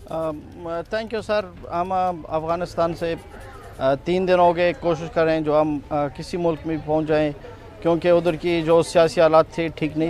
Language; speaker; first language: Hindi; non-native, fluent; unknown